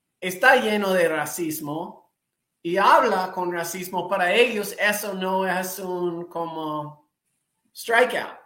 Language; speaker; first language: Spanish; non-native, fluent; English